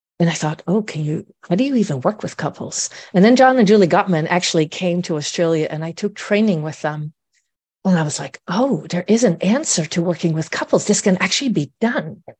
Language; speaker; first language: English; non-native, fluent; Dutch